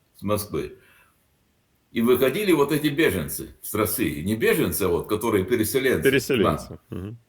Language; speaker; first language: Russian; non-native, local second language; Latvian